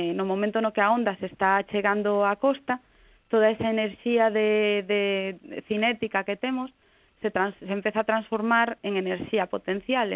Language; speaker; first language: Galician; non-native, local second language; Spanish